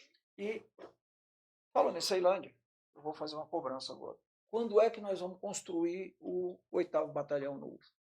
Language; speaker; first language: Portuguese; native; Portuguese